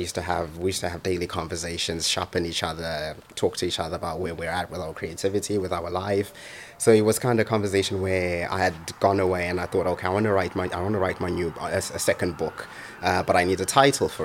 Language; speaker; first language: English; non-native, local second language; Shona